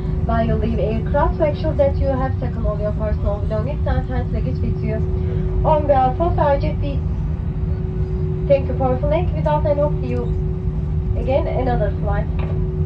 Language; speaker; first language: English; non-native, learner; Turkish